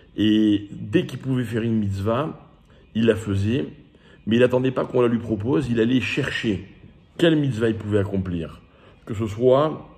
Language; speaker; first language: French; native; French